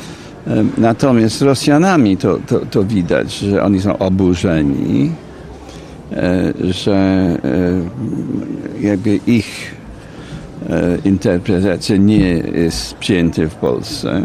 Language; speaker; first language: Polish; non-native, fluent; English